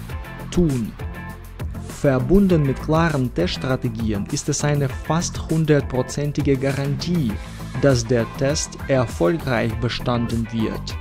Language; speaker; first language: German; non-native, fluent; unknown